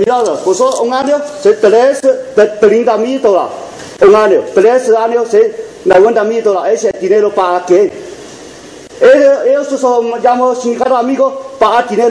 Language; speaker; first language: Spanish; non-native, learner; Chinese